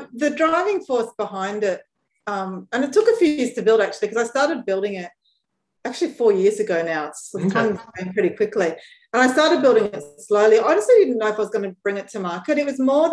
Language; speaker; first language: English; native; English